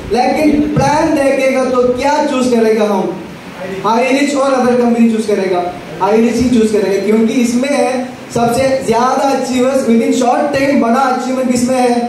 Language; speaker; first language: Hindi; non-native, local second language; Malayalam